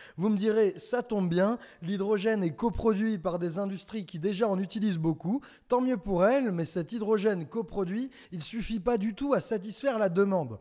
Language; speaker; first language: French; native; French